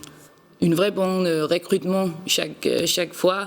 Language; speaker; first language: French; non-native, learner; Danish